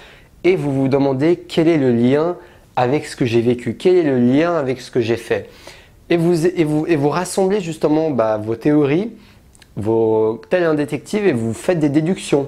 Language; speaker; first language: French; native; French